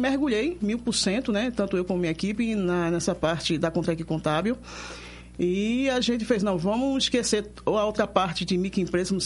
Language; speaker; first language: Portuguese; native; Portuguese